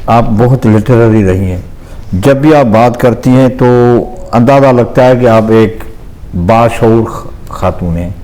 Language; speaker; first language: Urdu; non-native, local second language; Sindhi